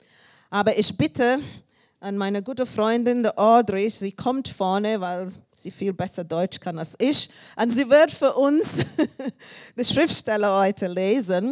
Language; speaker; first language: German; non-native, learner; English